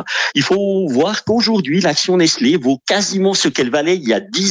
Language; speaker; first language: French; native; French